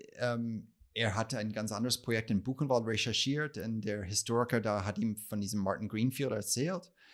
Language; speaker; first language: German; non-native, fluent; English